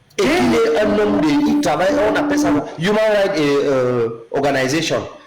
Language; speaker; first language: French; non-native, local second language; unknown